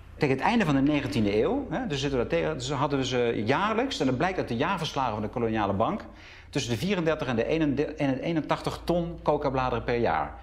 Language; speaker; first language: Dutch; native; Dutch